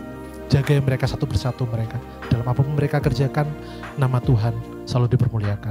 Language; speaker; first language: Indonesian; native; Indonesian